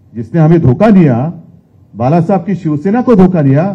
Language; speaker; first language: Hindi; non-native, local second language; Marathi